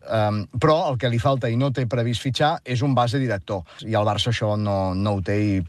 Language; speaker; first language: Catalan; native; Catalan